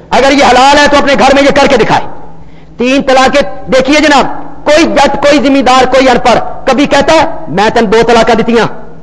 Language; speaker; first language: Urdu; non-native, local second language; Punjabi